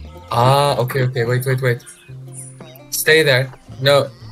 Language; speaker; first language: English; non-native, fluent; Turkish